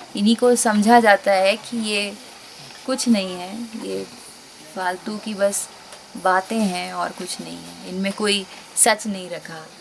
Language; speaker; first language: Hindi; native; Hindi